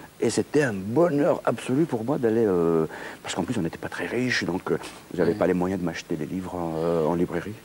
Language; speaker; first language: French; non-native, local second language; Kabyle